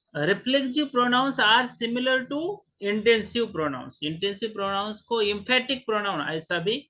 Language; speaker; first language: Hindi; non-native, local second language; Marathi